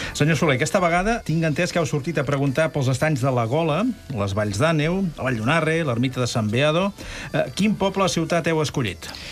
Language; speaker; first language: Catalan; native; Catalan